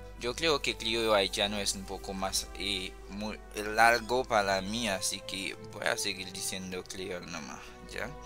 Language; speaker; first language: Spanish; non-native, fluent; Haitian Creole